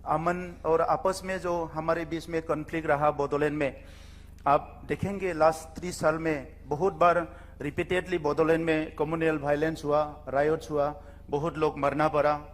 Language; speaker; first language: Hindi; non-native, local second language; Bodo